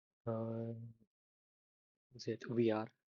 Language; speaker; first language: English; non-native, fluent; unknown